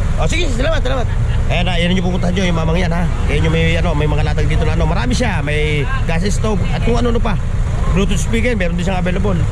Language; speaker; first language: Filipino; native; Filipino